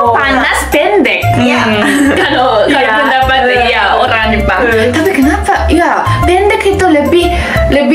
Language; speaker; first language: Indonesian; non-native, learner; Japanese